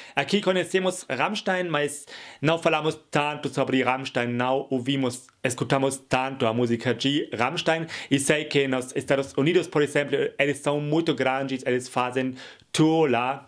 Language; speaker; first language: Portuguese; non-native, fluent; German